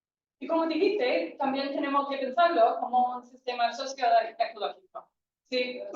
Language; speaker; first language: Spanish; non-native, fluent; English